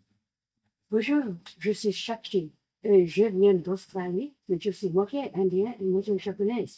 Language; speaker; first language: French; non-native, learner; English